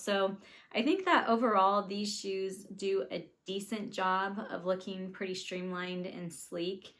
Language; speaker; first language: English; native; English